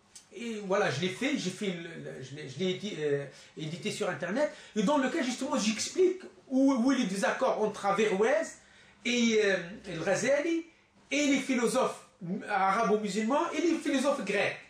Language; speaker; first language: French; non-native, local second language; Arabic